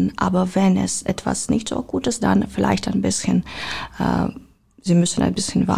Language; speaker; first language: German; non-native, learner; Ukrainian